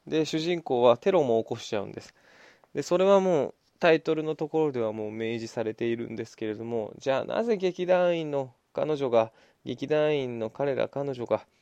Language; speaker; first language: Japanese; native; Japanese